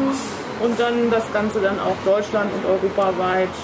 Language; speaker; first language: German; native; German